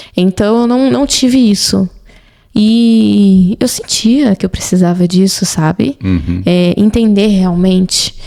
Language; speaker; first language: Portuguese; native; Portuguese